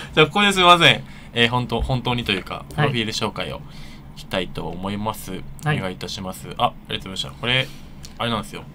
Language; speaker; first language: Japanese; native; Japanese